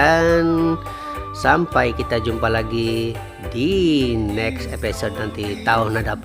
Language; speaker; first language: Malay; native; Malay